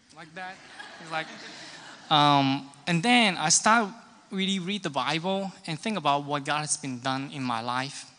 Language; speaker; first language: English; non-native, local second language; Cantonese